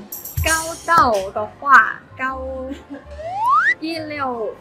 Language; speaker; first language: Chinese; early bilingual, heritage; Cantonese